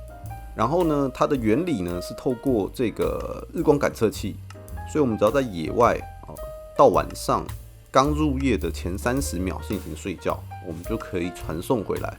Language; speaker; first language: Chinese; native; Chinese